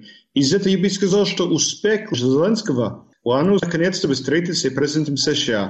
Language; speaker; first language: Russian; non-native, fluent; English